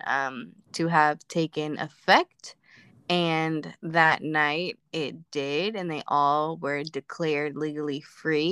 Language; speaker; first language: English; native; English